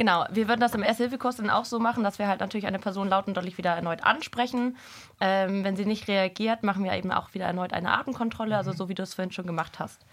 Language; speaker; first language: German; native; German